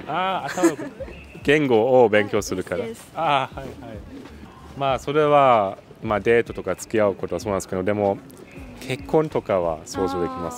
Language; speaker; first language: Japanese; non-native, fluent; German